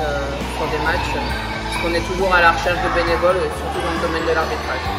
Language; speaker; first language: French; native; French